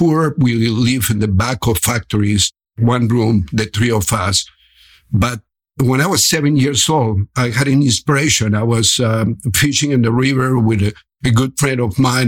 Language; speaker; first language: English; non-native, fluent; Spanish